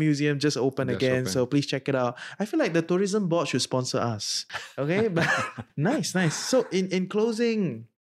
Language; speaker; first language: English; non-native, fluent; Spanish